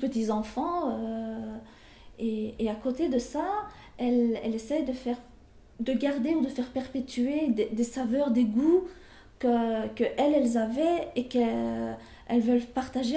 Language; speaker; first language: French; early bilingual, other home language; Turkish